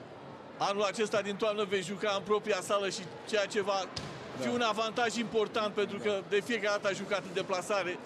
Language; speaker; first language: Romanian; native; Romanian